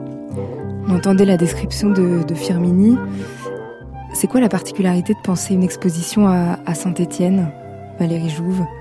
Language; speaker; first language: French; native; French